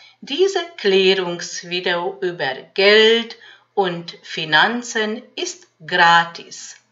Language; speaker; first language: German; non-native, fluent; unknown